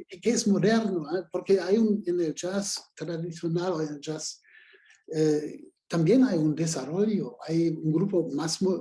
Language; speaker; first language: Spanish; non-native, fluent; German